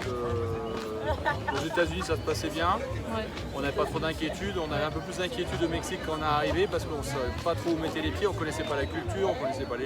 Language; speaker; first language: French; native; French